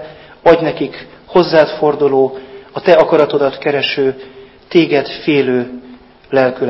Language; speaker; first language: Hungarian; native; Hungarian